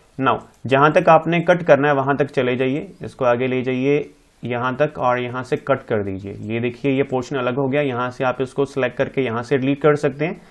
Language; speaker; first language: Hindi; non-native, local second language; Punjabi